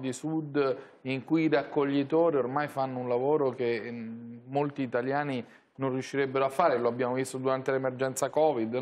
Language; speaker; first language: Italian; native; Italian